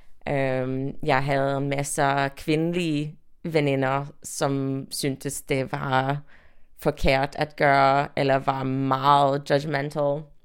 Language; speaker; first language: Danish; non-native, fluent; English